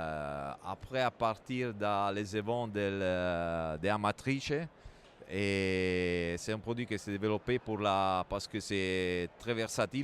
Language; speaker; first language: French; non-native, fluent; Italian